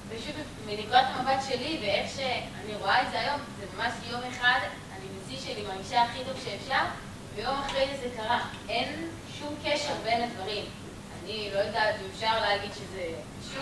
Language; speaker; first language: Hebrew; native; Hebrew